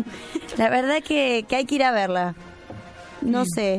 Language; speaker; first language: Spanish; native; Spanish